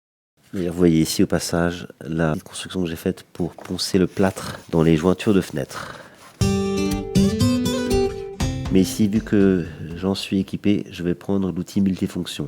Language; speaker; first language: French; native; French